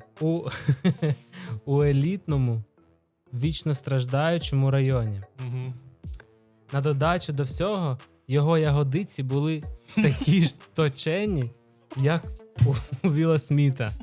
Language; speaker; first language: Ukrainian; non-native, local second language; Russian